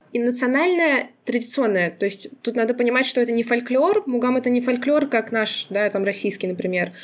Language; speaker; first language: Russian; non-native, local second language; Azerbaijani